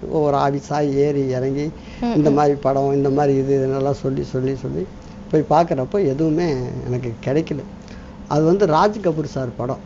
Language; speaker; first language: Tamil; native; Tamil